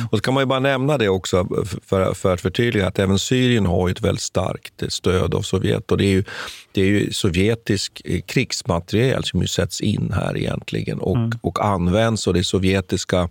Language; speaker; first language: Swedish; native; Swedish